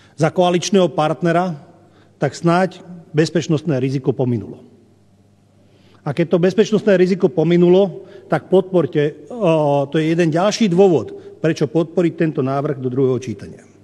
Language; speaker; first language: Slovak; non-native, local second language; Hungarian